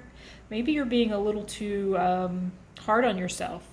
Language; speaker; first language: English; native; English